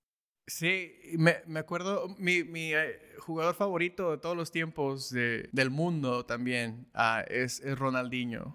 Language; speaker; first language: Spanish; early bilingual, heritage; Spanish